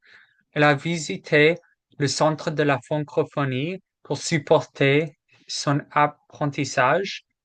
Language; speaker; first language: French; non-native, learner; English